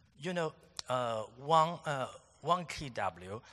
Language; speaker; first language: English; non-native, fluent; Chinese